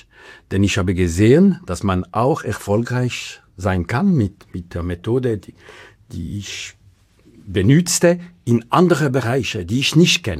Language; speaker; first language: German; non-native, local second language; French